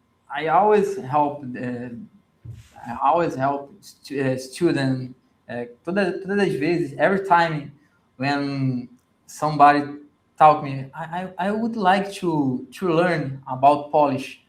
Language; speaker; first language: English; non-native, learner; Portuguese